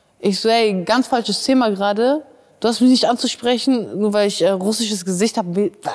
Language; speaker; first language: German; early bilingual, other home language; Russian